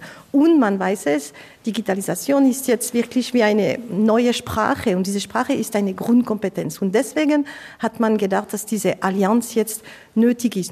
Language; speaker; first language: German; non-native, local second language; French